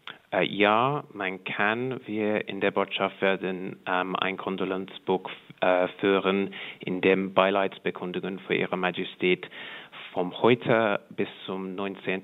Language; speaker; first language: German; non-native, fluent; English